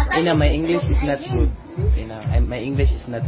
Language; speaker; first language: English; non-native, learner; Filipino